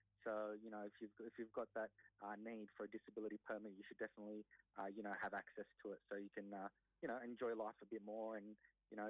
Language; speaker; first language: English; native; English